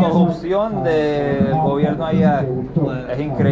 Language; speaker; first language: Spanish; early bilingual, heritage; Spanish